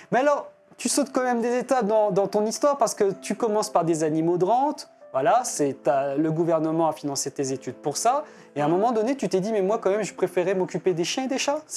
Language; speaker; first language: French; native; French